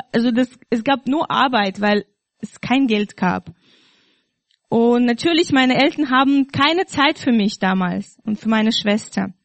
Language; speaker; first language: German; non-native, fluent; Russian